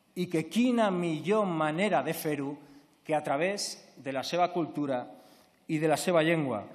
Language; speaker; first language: Catalan; non-native, local second language; Spanish